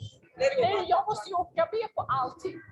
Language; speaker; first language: Swedish; native; Swedish